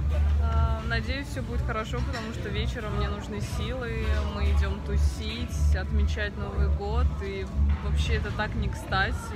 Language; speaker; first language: Russian; native; Russian